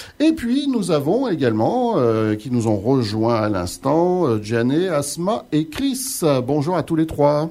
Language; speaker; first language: French; native; French